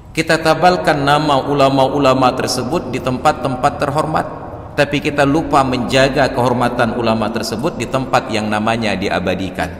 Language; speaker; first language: Indonesian; native; Indonesian